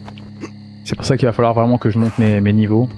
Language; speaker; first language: French; native; French